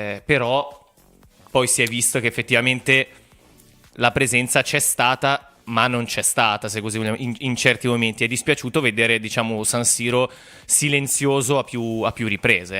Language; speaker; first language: Italian; native; Italian